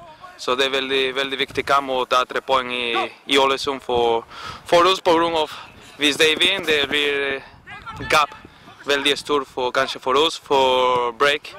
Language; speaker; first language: Norwegian; non-native, learner; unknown